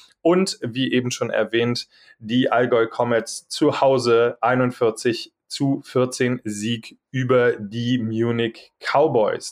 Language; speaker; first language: German; native; German